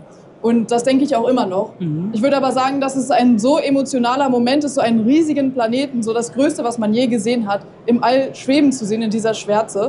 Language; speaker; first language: German; native; German